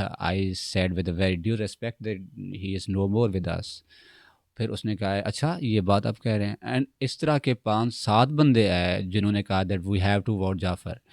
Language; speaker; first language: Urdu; non-native, local second language; Saraiki